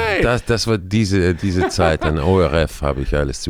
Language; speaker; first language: German; non-native, fluent; Croatian